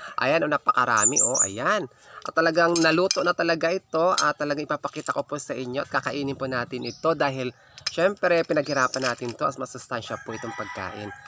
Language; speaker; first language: Filipino; non-native, local second language; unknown